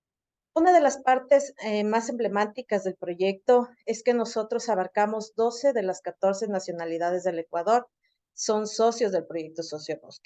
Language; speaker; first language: Spanish; native; Spanish